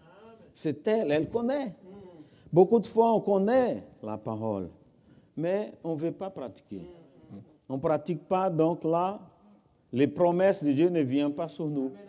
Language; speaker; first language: French; non-native, fluent; Portuguese